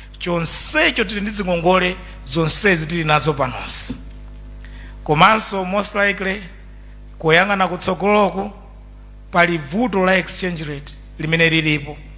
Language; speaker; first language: Nyanja; native; Nyanja